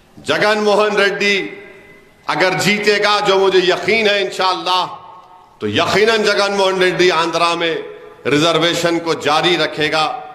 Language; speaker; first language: Urdu; native; Urdu